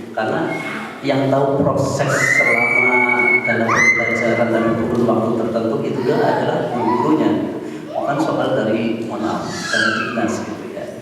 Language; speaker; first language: Indonesian; native; Indonesian